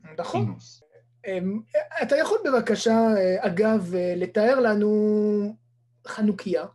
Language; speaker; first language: Hebrew; non-native, fluent; French